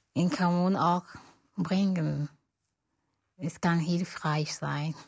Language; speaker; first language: German; non-native, learner; French